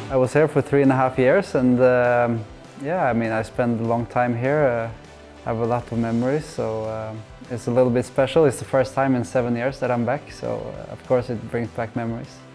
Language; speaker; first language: English; non-native, fluent; Norwegian